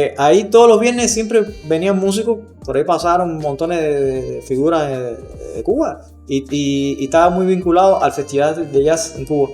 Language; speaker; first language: Spanish; native; Spanish